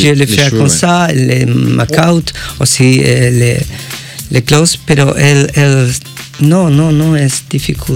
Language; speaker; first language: French; non-native, learner; Spanish